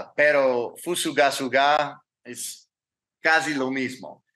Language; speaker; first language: Spanish; non-native, learner; English